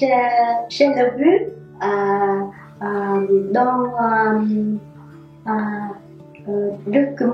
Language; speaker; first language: French; non-native, learner; Vietnamese